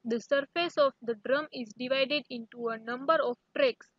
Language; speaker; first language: English; non-native, local second language; Gujarati